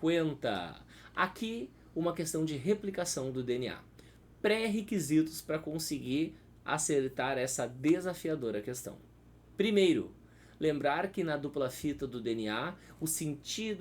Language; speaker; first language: Portuguese; native; Portuguese